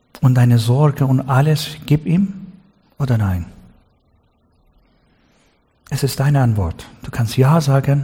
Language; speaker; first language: German; non-native, learner; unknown